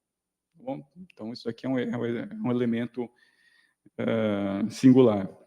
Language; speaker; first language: Portuguese; native; Portuguese